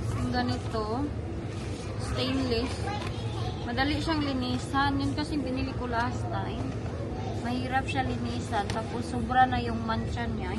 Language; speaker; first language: Filipino; non-native, local second language; Cebuano